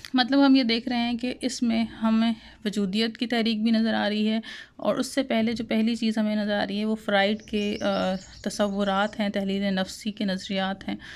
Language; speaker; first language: Urdu; non-native, local second language; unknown